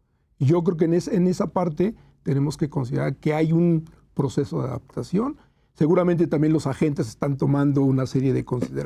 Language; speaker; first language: Spanish; native; Spanish